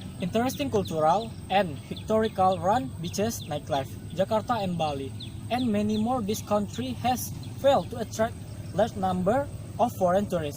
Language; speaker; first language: English; non-native, learner; Indonesian